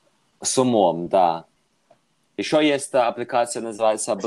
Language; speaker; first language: Russian; non-native, fluent; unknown